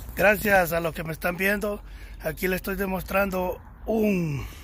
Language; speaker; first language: Spanish; native; Spanish